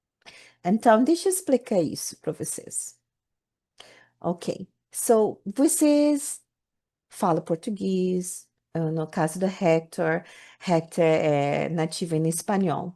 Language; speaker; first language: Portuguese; non-native, learner; English